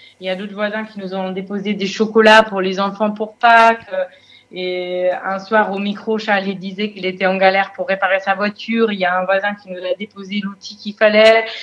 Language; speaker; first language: French; non-native, fluent; German